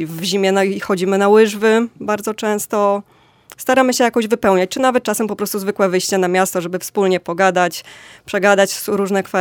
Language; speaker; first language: Polish; native; Polish